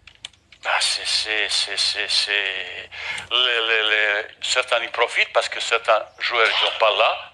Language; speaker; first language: French; non-native, fluent; Bosnian